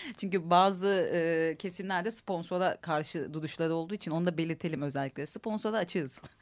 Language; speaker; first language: Turkish; native; Turkish